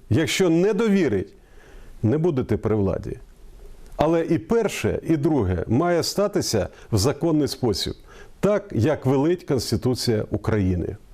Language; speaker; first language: Ukrainian; non-native, local second language; Russian